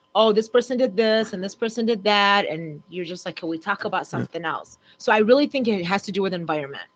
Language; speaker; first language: English; native; English